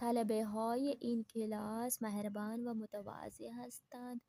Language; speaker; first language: Persian; non-native, fluent; Urdu